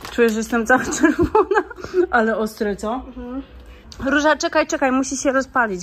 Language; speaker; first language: Polish; native; Polish